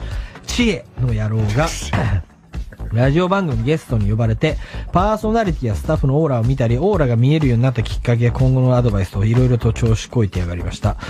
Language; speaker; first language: Japanese; native; Japanese